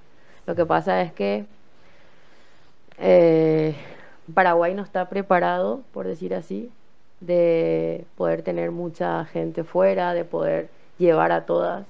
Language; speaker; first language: Spanish; native; Spanish